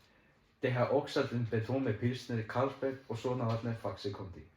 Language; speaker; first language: Danish; non-native, learner; Icelandic